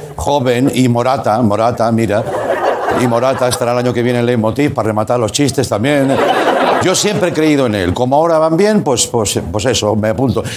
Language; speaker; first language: Spanish; native; Spanish